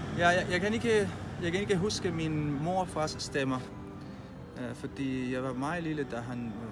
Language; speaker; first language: Danish; early bilingual, heritage; Spanish